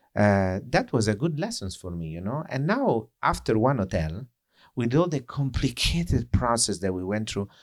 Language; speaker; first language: English; non-native, fluent; Italian